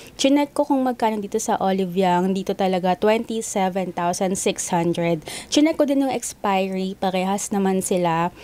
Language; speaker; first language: Filipino; native; Filipino